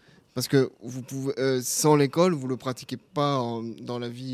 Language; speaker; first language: French; native; French